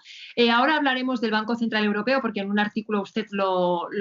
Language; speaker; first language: Spanish; native; Spanish